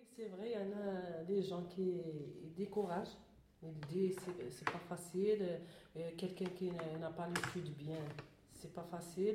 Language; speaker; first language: French; non-native, learner; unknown